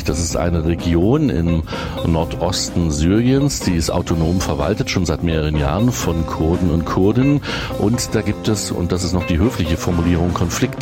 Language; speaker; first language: German; native; German